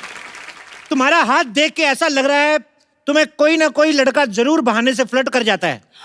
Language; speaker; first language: Hindi; native; Hindi